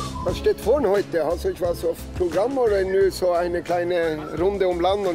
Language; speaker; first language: German; non-native, fluent; Norwegian